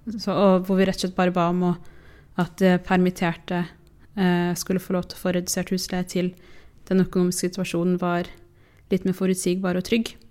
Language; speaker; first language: Norwegian; early bilingual, other home language; Tigrinya